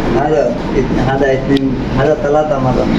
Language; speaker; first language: Arabic; non-native, learner; Bangla